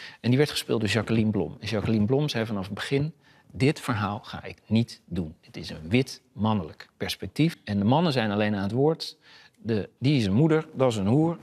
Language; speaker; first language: Dutch; native; Dutch